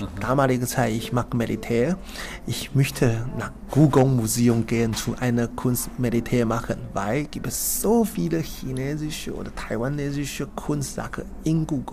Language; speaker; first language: German; non-native, learner; Chinese